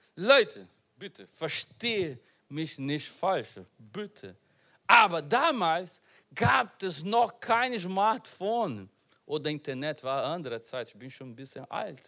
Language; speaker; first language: German; non-native, learner; Portuguese